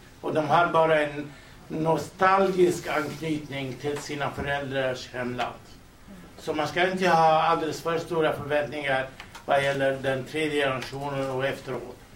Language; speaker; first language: Swedish; non-native, fluent; Kurdish